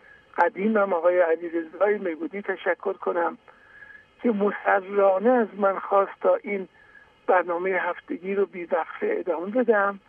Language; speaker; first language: Persian; native; Persian